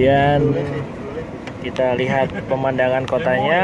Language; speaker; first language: Indonesian; native; Indonesian